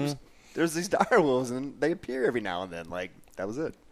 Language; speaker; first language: English; native; English